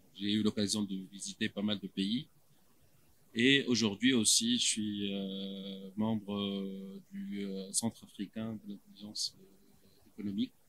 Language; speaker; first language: French; non-native, local second language; Arabic